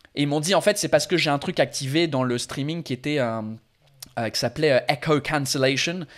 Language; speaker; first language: French; non-native, fluent; English